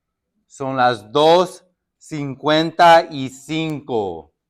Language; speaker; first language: Spanish; non-native, fluent; English